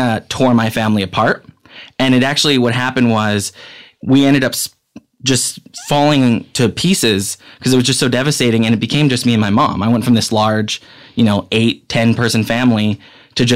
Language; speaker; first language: English; native; English